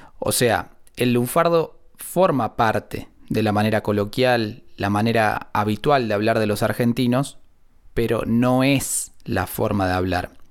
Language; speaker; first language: Spanish; native; Spanish